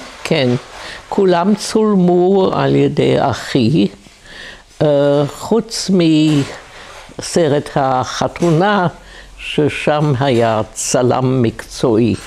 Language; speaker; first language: Hebrew; non-native, fluent; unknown